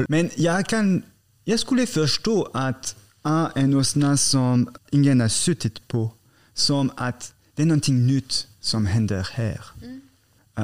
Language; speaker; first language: Swedish; non-native, fluent; French